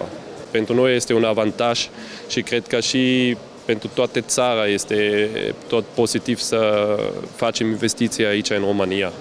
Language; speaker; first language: Romanian; non-native, fluent; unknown